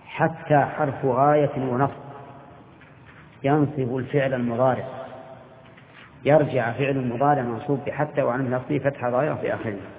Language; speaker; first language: Arabic; native; Arabic